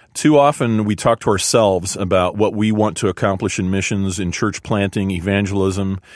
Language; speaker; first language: English; native; English